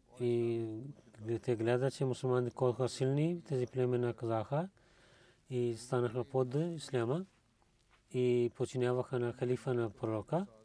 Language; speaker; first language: Bulgarian; non-native, learner; Urdu